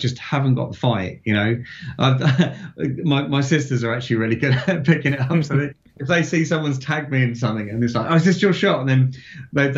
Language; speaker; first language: English; native; English